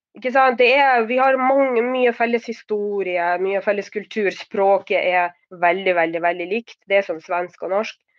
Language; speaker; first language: Norwegian; non-native, fluent; Russian